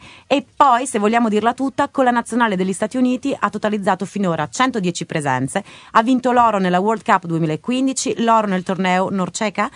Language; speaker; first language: Italian; native; Italian